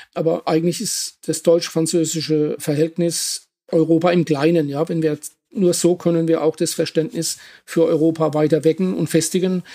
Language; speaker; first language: German; native; German